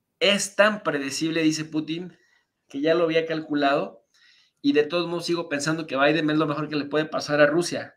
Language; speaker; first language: Spanish; native; Spanish